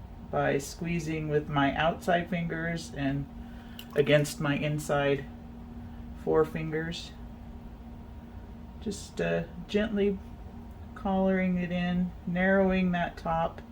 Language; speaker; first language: English; native; English